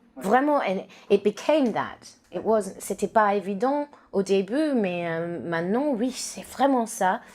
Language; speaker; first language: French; non-native, learner; English